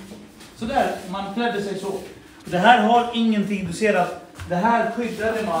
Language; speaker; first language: Swedish; early bilingual, other home language; Assyrian Neo-Aramaic